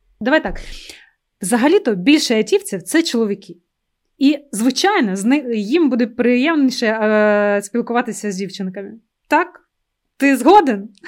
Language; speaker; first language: Ukrainian; non-native, local second language; Russian